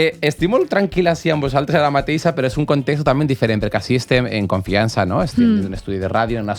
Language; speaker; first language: Catalan; native; Catalan